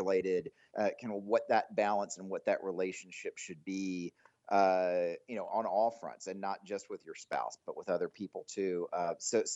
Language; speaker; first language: English; native; English